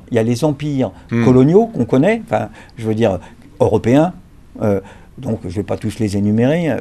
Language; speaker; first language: French; native; French